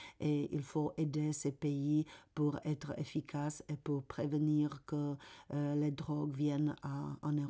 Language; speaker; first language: French; non-native, fluent; Czech